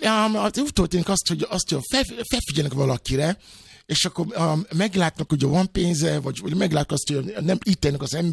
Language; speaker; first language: Hungarian; non-native, fluent; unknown